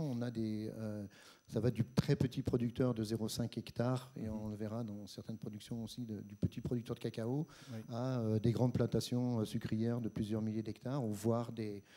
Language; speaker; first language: French; native; French